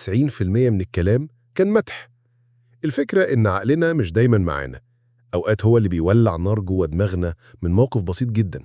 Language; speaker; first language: Arabic; native; Arabic